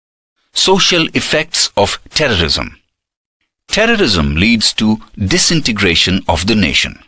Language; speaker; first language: English; non-native, local second language; Gujarati